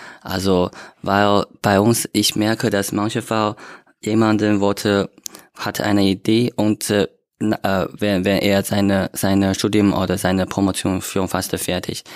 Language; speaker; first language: German; non-native, learner; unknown